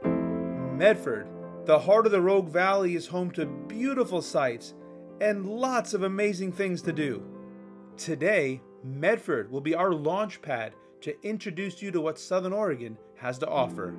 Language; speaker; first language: English; native; English